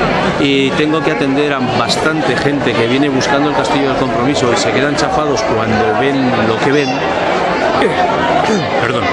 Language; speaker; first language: Spanish; native; Spanish